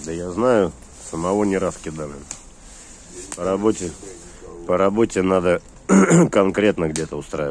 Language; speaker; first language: Russian; native; Russian